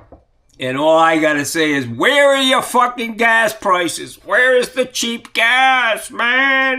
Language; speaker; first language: English; native; English